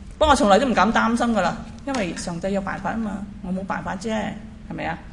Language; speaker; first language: Chinese; native; Chinese